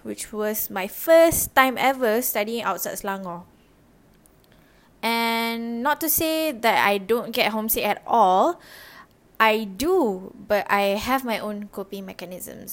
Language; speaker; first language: English; non-native, local second language; Malay